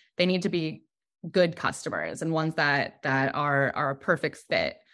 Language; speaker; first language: English; native; English